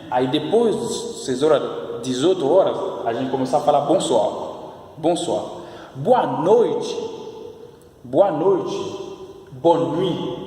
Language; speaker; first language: Portuguese; non-native, fluent; Haitian Creole